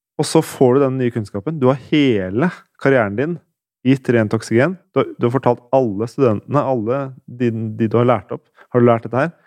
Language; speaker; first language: Norwegian; native; Norwegian